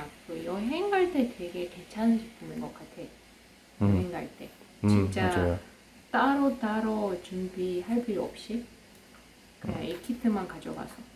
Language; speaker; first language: Korean; non-native, fluent; Russian